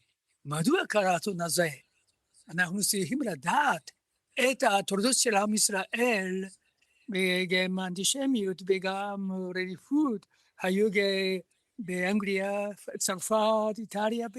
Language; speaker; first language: Hebrew; non-native, learner; Japanese